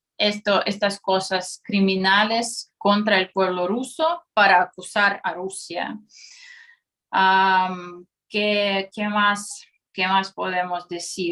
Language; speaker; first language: Spanish; non-native, fluent; Russian